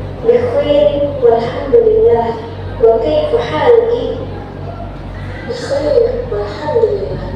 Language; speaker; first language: Arabic; non-native, learner; Indonesian